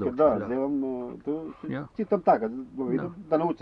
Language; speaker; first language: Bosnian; non-native, learner; Macedonian